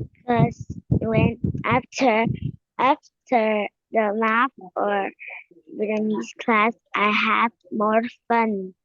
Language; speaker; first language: English; non-native, learner; Vietnamese